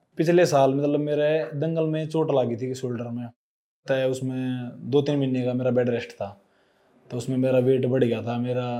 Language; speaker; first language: Hindi; native; Hindi